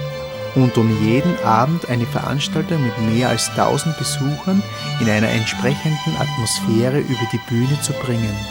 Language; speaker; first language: German; native; German